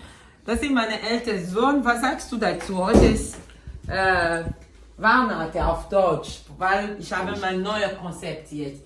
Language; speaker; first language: German; non-native, fluent; Lingala